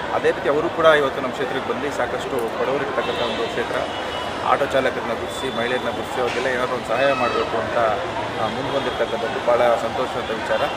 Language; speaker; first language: Kannada; native; Kannada